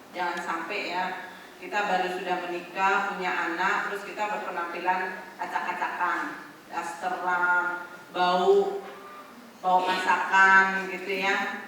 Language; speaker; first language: Indonesian; native; Indonesian